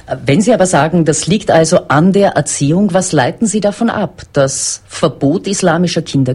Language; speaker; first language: German; native; German